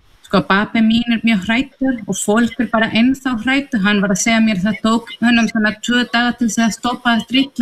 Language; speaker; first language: Icelandic; non-native, fluent; Spanish